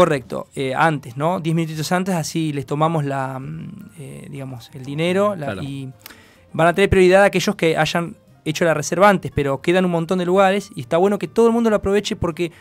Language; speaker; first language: Spanish; native; Spanish